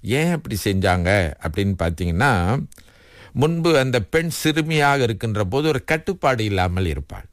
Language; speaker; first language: Tamil; native; Tamil